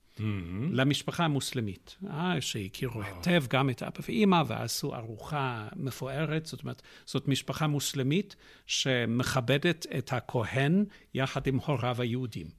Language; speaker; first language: Hebrew; non-native, fluent; English